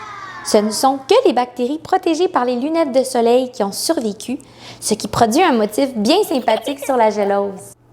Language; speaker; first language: French; native; French